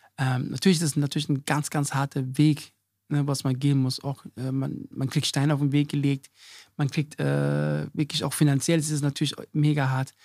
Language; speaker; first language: German; early bilingual, other home language; Akan